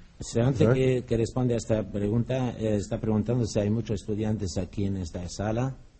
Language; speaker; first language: Spanish; non-native, fluent; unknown